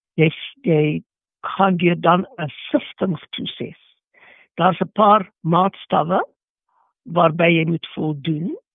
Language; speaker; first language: Afrikaans; non-native, local second language; English